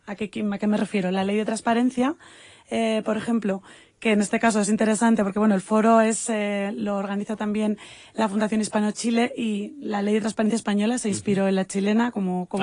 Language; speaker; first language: Spanish; native; Spanish